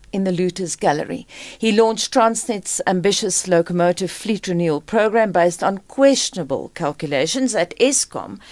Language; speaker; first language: English; non-native, local second language; Afrikaans